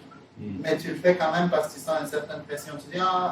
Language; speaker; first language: French; native; French